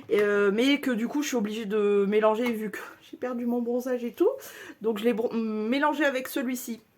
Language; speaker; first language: French; native; French